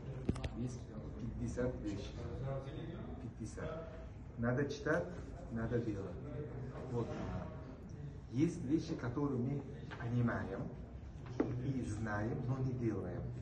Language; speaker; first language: Russian; non-native, local second language; Uzbek